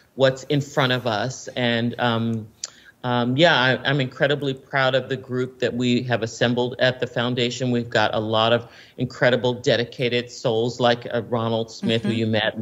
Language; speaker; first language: English; native; English